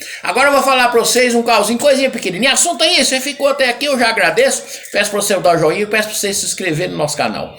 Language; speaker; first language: Portuguese; native; Portuguese